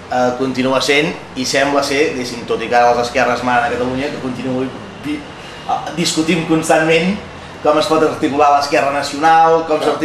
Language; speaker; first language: Catalan; native; Catalan